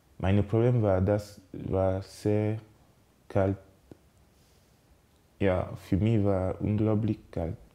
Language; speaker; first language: German; non-native, learner; French